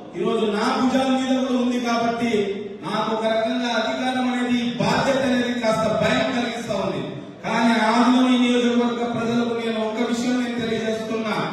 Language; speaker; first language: Telugu; native; Telugu